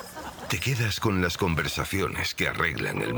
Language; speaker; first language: Spanish; native; Spanish